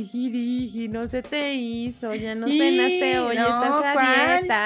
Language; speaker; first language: Spanish; native; Spanish